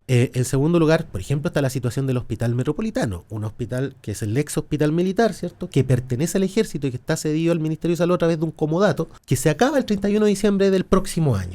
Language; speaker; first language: Spanish; native; Spanish